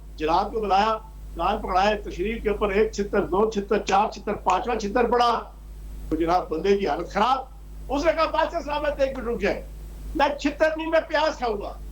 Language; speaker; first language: Urdu; non-native, local second language; Punjabi